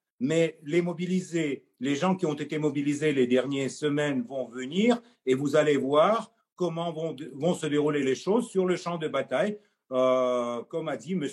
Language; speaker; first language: French; non-native, fluent; Russian